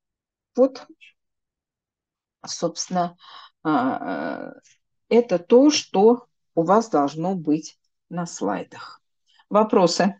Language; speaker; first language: Russian; native; Russian